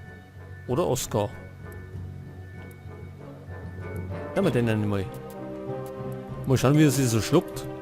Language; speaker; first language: German; native; German